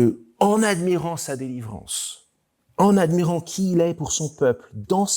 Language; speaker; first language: French; native; French